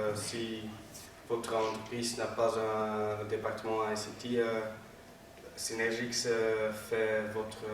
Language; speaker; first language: French; non-native, learner; Dutch